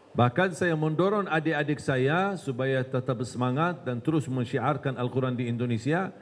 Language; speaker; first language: Malay; non-native, fluent; Arabic